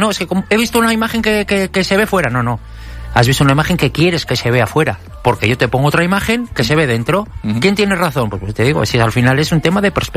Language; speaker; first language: Spanish; native; Spanish